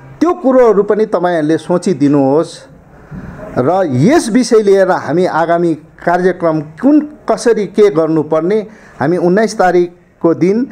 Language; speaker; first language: Nepali; native; Nepali